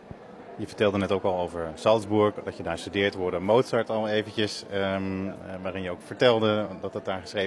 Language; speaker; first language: Dutch; native; Dutch